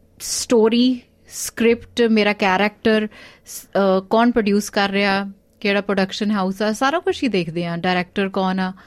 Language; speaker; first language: Punjabi; early bilingual, heritage; Punjabi